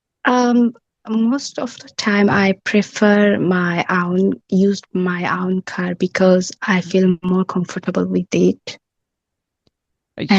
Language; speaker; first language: English; non-native, learner; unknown